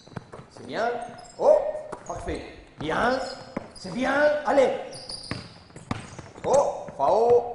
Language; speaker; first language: French; non-native, learner; Spanish